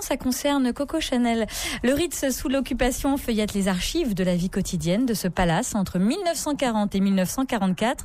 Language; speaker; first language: French; native; French